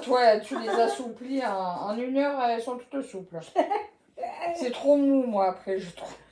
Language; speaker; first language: French; native; French